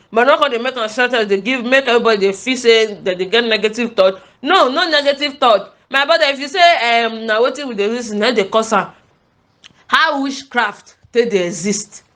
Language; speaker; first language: Nigerian Pidgin; native; Nigerian Pidgin